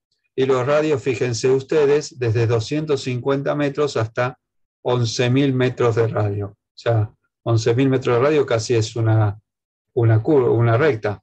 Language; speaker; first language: Spanish; native; Spanish